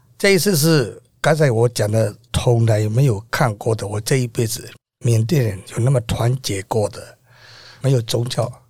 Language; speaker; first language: Chinese; non-native, fluent; Burmese